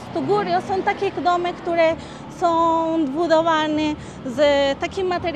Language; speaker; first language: Polish; non-native, learner; Spanish